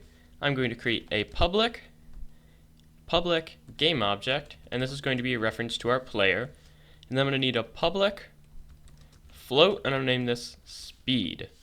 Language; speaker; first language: English; native; English